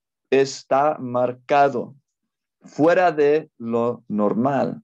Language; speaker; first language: Spanish; non-native, fluent; English